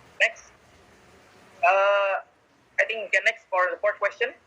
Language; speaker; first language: English; non-native, learner; Indonesian